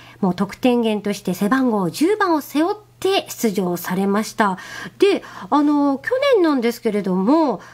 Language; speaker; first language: Japanese; native; Japanese